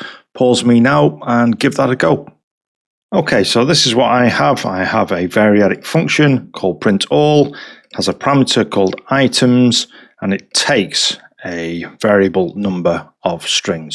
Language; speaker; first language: English; native; English